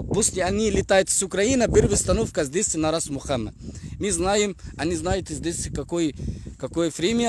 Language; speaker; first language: Russian; non-native, learner; Arabic